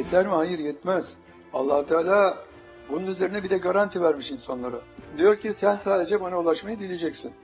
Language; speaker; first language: Turkish; native; Turkish